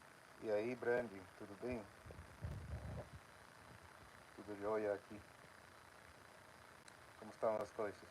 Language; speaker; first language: Portuguese; non-native, fluent; English